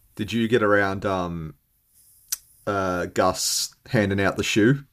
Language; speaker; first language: English; native; English